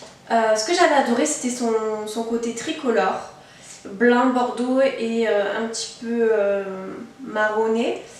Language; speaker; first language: French; native; French